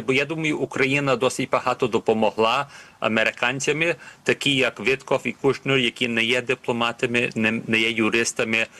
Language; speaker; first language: Ukrainian; early bilingual, heritage; Ukrainian